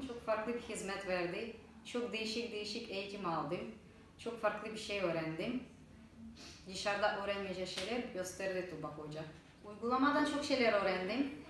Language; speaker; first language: Turkish; non-native, fluent; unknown